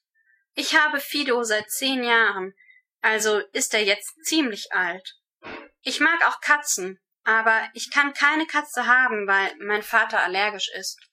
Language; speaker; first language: German; non-native, learner; English